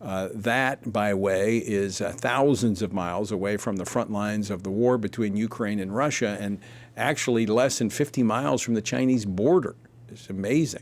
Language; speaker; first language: English; native; English